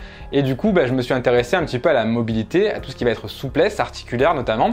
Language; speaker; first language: French; native; French